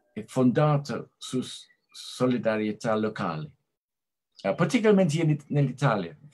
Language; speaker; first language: Italian; non-native, fluent; English